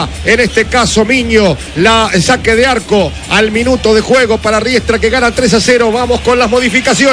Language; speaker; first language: Spanish; native; Spanish